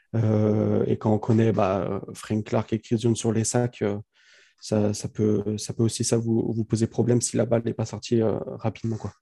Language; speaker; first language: French; native; French